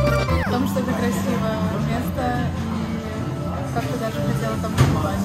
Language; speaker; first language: Russian; native; Russian